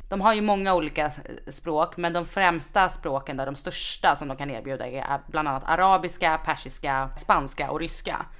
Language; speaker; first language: Swedish; native; Swedish